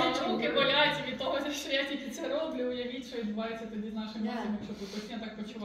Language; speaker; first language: Ukrainian; native; Ukrainian